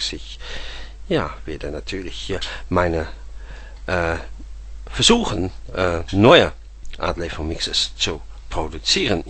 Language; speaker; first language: German; non-native, fluent; Dutch